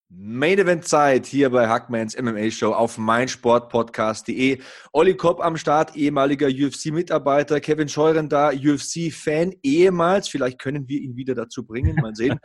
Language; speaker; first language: German; native; German